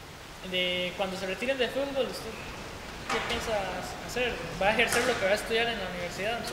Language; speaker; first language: Spanish; native; Spanish